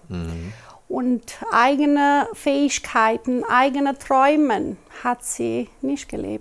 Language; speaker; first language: German; non-native, local second language; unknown